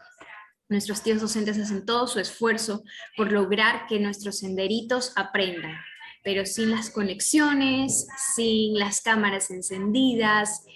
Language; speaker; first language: Spanish; native; Spanish